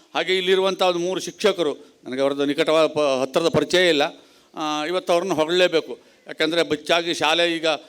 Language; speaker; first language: Kannada; native; Kannada